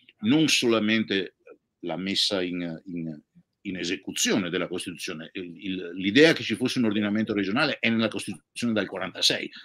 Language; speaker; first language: Italian; native; Italian